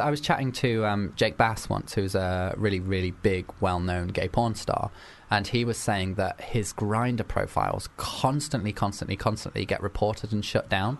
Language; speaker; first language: English; native; English